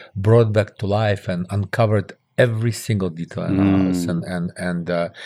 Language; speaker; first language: English; early bilingual, other home language; Russian